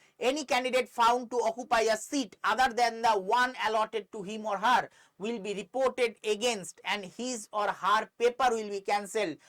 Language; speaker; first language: English; non-native, local second language; Bangla